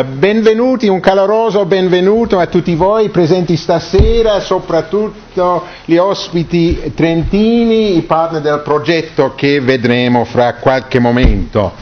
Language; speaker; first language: Italian; non-native, fluent; English